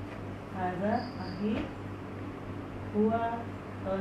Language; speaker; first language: Arabic; non-native, learner; Indonesian